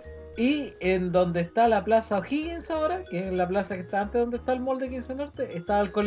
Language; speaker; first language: Spanish; native; Spanish